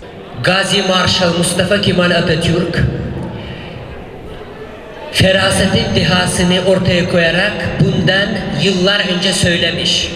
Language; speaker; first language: Turkish; non-native, fluent; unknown